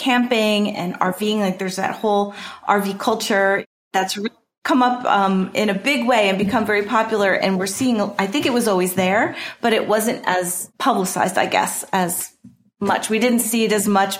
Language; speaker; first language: English; native; English